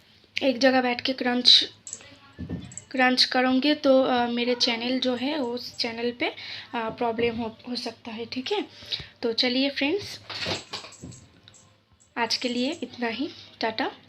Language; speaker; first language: Hindi; non-native, local second language; Bangla